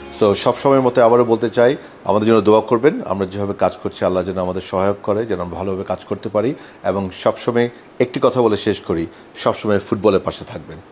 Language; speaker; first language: Bangla; native; Bangla